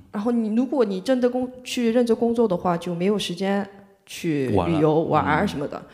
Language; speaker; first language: Chinese; non-native, fluent; Korean